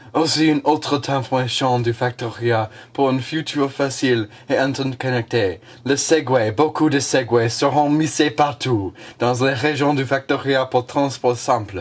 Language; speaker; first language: French; non-native, learner; English